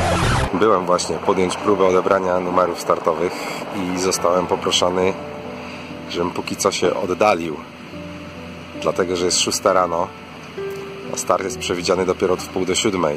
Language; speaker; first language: Polish; native; Polish